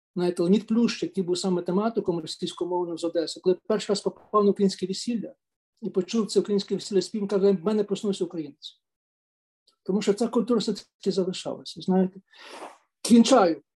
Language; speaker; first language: Ukrainian; native; Ukrainian